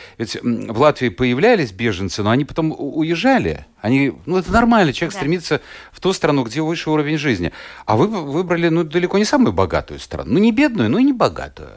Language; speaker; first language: Russian; native; Russian